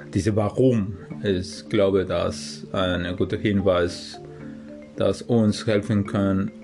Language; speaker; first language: German; non-native, fluent; Spanish